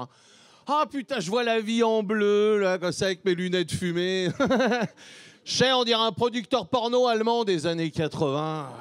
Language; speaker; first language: French; native; French